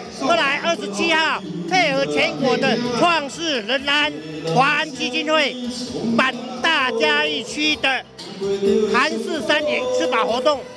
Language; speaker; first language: Chinese; non-native, local second language; Min Nan Chinese